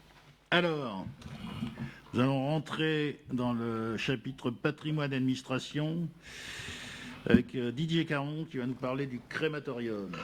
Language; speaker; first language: French; native; French